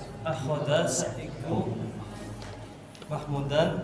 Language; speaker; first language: Arabic; non-native, learner; Indonesian